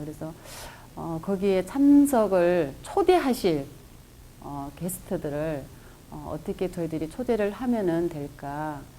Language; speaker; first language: Korean; native; Korean